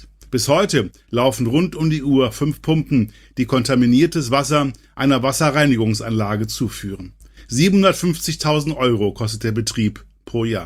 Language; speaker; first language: German; native; German